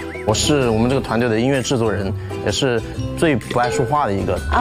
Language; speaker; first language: Chinese; native; Chinese